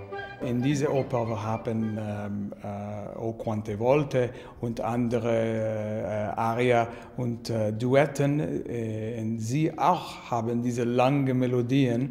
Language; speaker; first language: German; non-native, learner; French